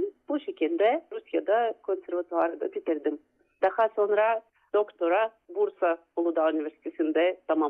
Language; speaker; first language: Turkish; non-native, fluent; Russian